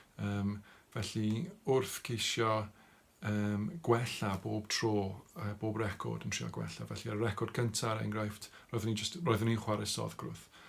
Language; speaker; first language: Welsh; non-native, local second language; English